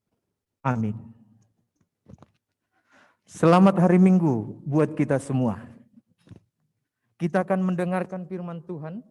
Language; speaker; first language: Indonesian; native; Indonesian